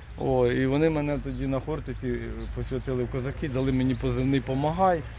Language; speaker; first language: Ukrainian; non-native, local second language; Russian